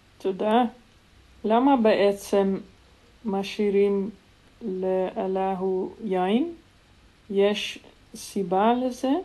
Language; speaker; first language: Hebrew; non-native, learner; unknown